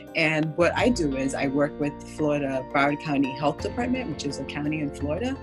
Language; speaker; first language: English; non-native, fluent; Haitian Creole